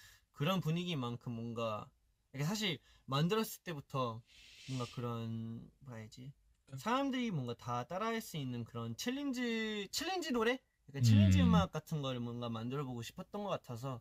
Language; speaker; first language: Korean; early bilingual, heritage; Korean